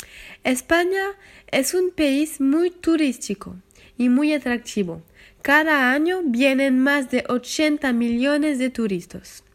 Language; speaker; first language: Spanish; non-native, learner; French